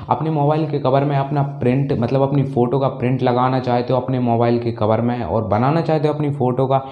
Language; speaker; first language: Hindi; native; Hindi